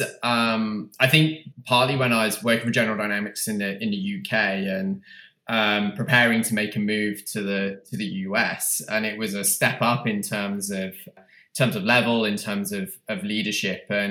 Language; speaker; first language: English; native; English